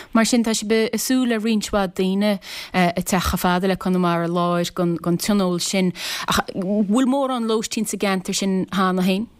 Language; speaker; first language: Irish; native; Irish